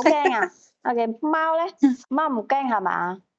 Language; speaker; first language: Cantonese; native; Cantonese